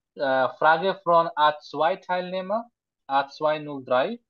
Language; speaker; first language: German; non-native, fluent; Bangla